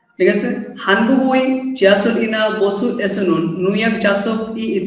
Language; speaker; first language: Korean; non-native, learner; Bangla